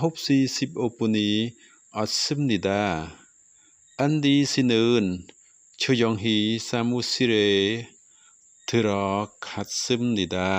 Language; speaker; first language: Korean; non-native, fluent; Khmer